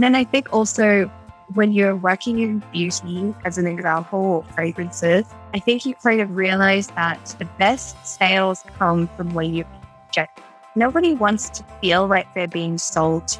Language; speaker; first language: English; native; English